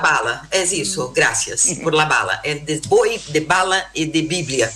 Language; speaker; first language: Spanish; non-native, learner; Portuguese